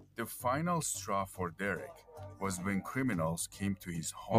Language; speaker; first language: English; non-native, fluent; Persian